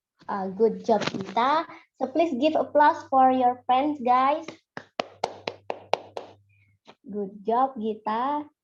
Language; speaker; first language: English; non-native, fluent; Indonesian